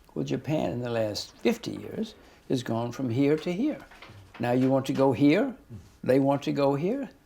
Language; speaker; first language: English; native; English